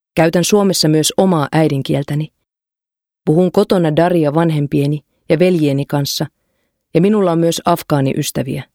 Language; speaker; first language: Finnish; non-native, fluent; Persian